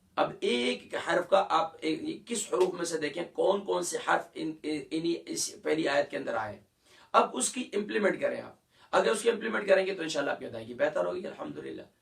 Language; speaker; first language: Urdu; native; Urdu